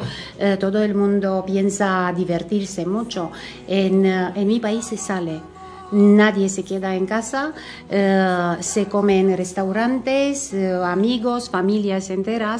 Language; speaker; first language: Spanish; non-native, fluent; Romanian